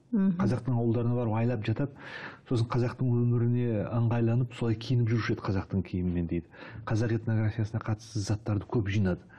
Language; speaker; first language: Kazakh; native; Kazakh